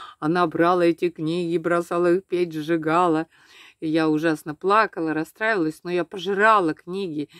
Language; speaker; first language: Russian; native; Russian